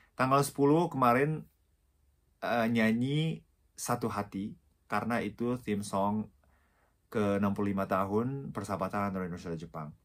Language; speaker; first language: Indonesian; non-native, fluent; Japanese